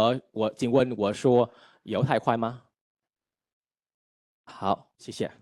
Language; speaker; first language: Chinese; non-native, learner; Vietnamese